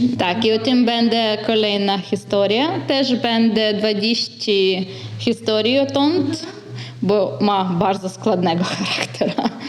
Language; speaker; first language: Polish; non-native, learner; Ukrainian